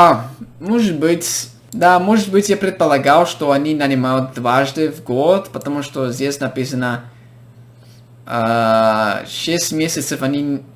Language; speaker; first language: Russian; non-native, fluent; English